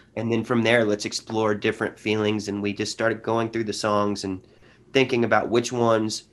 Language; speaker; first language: English; native; English